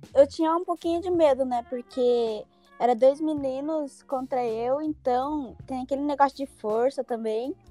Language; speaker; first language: Portuguese; early bilingual, heritage; Japanese